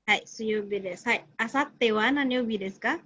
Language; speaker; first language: Japanese; non-native, fluent; Indonesian